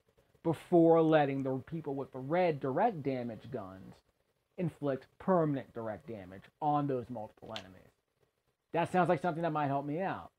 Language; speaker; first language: English; native; English